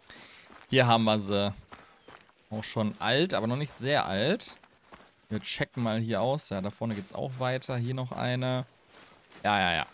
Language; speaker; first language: German; native; German